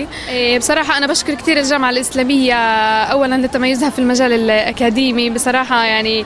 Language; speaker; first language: Arabic; native; Arabic